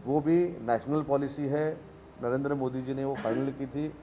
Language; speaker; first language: Hindi; non-native, local second language; Marathi